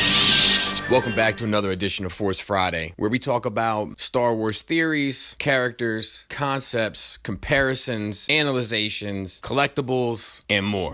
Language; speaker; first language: English; native; English